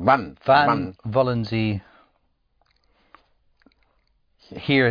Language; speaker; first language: German; non-native, learner; English